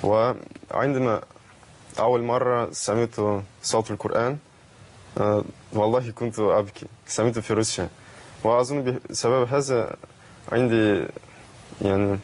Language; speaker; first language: Arabic; non-native, learner; Russian